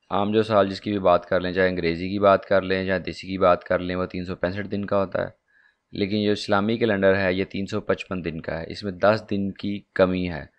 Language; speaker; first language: Urdu; non-native, local second language; Punjabi